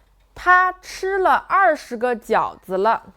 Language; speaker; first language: Chinese; non-native, fluent; French